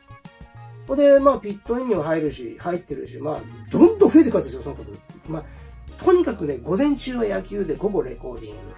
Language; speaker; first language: Japanese; native; Japanese